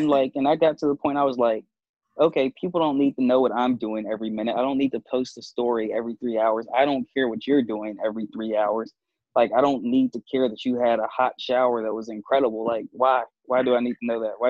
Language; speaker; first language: English; native; English